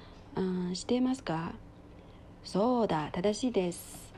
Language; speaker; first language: Japanese; non-native, learner; Chinese